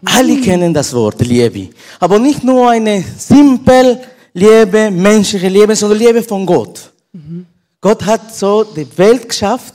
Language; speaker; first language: German; non-native, learner; Spanish